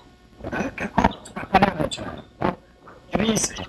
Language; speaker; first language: Russian; non-native, learner; Uzbek